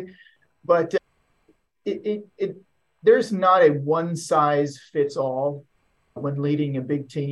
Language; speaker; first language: English; non-native, fluent; Swedish